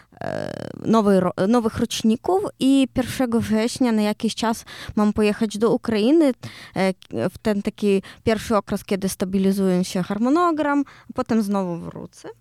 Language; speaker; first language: Polish; non-native, learner; Ukrainian